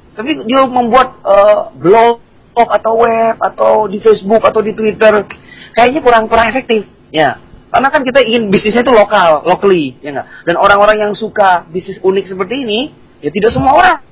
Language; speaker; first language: Indonesian; native; Indonesian